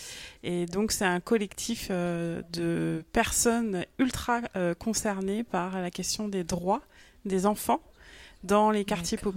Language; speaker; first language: French; native; French